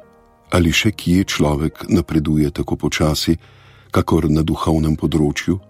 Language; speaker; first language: Slovenian; native; Slovenian